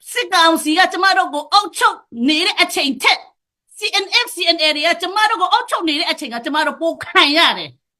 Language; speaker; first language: Burmese; non-native, local second language; Tedim Chin